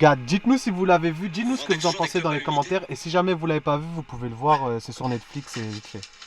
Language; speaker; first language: French; native; French